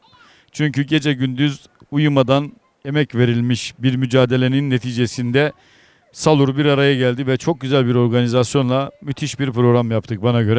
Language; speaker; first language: Turkish; native; Turkish